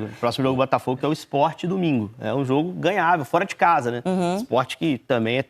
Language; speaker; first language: Portuguese; native; Portuguese